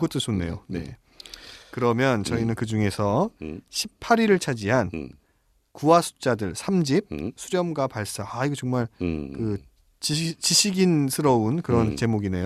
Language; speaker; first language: Korean; native; Korean